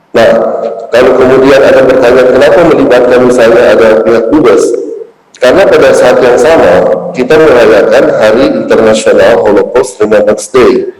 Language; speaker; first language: Indonesian; native; Indonesian